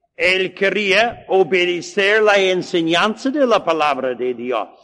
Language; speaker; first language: Spanish; non-native, fluent; English